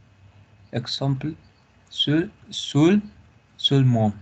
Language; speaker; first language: French; non-native, learner; Spanish